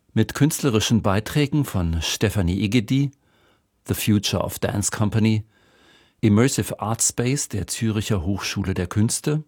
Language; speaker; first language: German; native; German